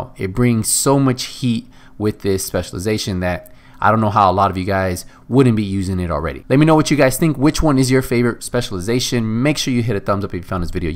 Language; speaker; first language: English; native; English